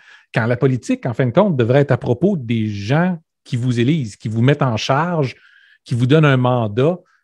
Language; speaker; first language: French; native; French